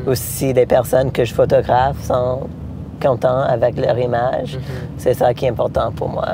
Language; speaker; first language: French; non-native, local second language; English